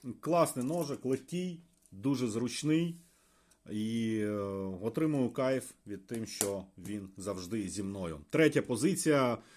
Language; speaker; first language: Ukrainian; native; Ukrainian